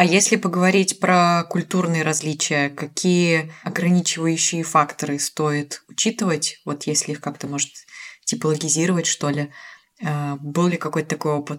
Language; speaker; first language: Russian; native; Russian